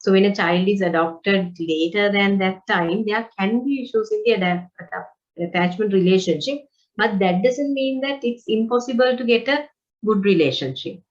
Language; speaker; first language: English; non-native, local second language; Sinhala